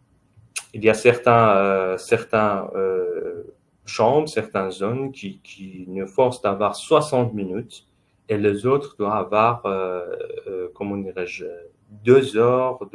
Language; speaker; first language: French; non-native, fluent; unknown